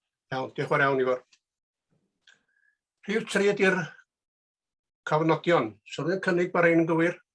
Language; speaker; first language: Welsh; native; Welsh